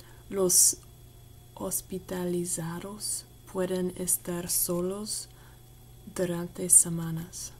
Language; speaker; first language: Spanish; non-native, learner; English